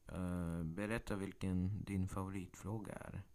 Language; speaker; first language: Swedish; early bilingual, other home language; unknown